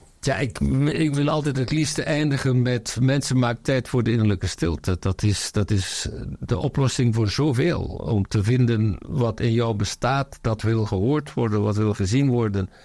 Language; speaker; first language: Dutch; native; Dutch